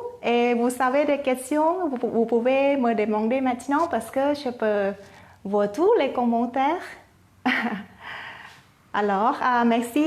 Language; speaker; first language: French; non-native, fluent; Thai